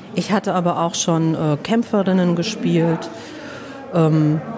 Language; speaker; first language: German; native; German